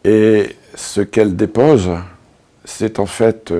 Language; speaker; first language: French; native; French